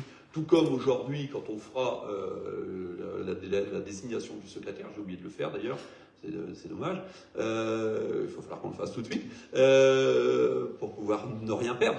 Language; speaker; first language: French; native; French